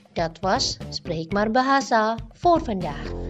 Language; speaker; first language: Dutch; non-native, learner; Indonesian